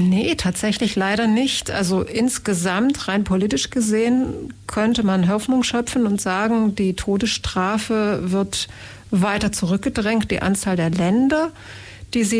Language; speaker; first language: German; native; German